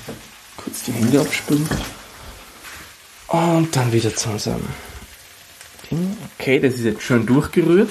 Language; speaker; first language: German; native; German